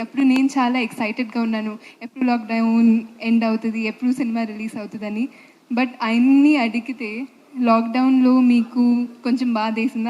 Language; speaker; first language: Telugu; non-native, fluent; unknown